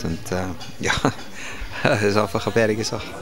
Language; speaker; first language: German; native; German